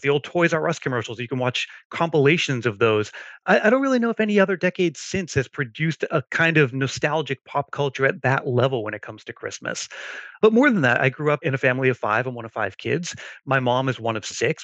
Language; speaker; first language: English; native; English